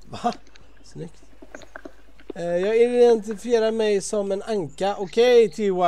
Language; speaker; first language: Swedish; native; Swedish